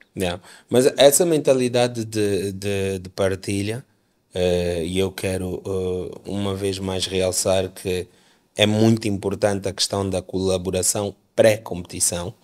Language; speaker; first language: Portuguese; native; Portuguese